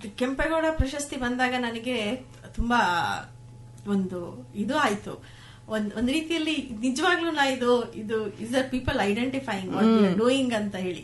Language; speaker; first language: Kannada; native; Kannada